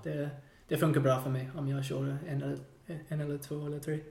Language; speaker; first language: Swedish; non-native, fluent; English